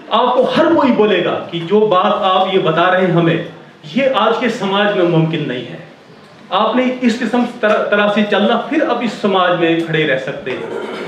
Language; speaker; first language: Urdu; non-native, local second language; Kashmiri